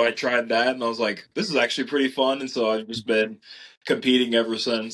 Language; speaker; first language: English; native; English